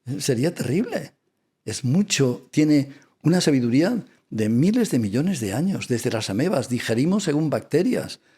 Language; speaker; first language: Spanish; non-native, local second language; Catalan